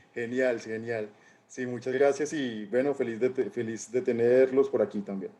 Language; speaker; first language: Spanish; native; Spanish